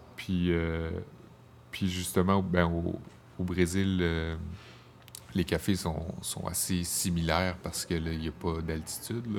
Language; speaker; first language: French; native; French